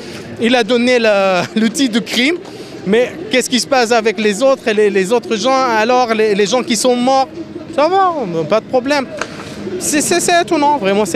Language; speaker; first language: French; non-native, fluent; Arabic